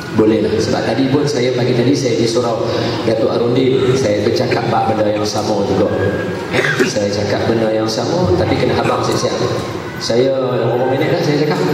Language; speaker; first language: Malay; native; Malay